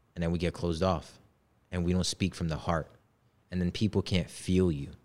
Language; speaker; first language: English; early bilingual, other home language; Polish